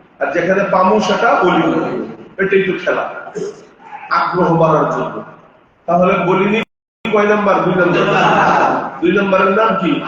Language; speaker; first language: Bangla; native; Bangla